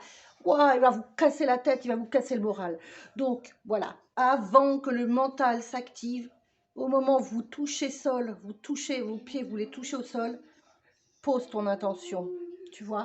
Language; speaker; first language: French; native; French